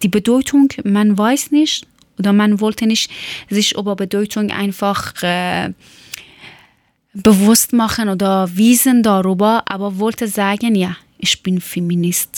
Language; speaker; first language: German; non-native, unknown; Persian